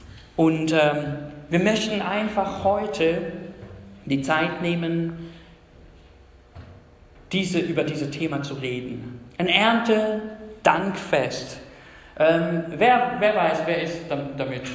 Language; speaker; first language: German; non-native, fluent; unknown